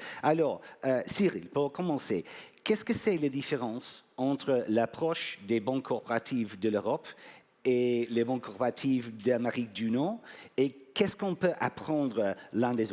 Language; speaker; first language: French; non-native, fluent; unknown